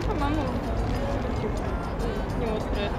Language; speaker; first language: Russian; native; Russian